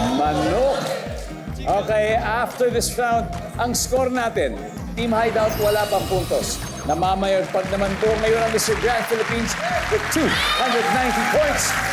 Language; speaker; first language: Filipino; native; Filipino